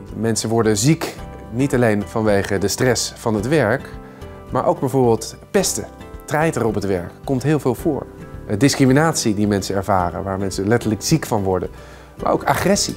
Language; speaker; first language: Dutch; native; Dutch